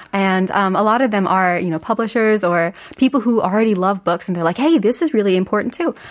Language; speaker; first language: English; native; English